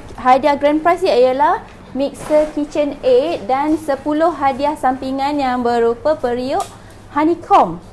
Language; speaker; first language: Malay; native; Malay